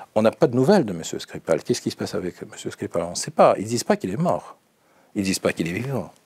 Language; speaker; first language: French; non-native, fluent; Russian